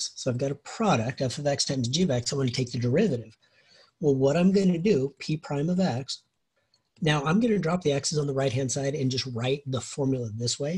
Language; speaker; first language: English; native; English